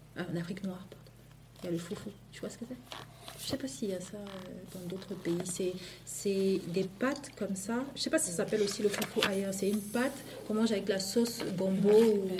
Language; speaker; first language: French; non-native, local second language; Duala